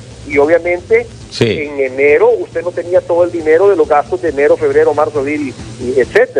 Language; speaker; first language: Spanish; native; Spanish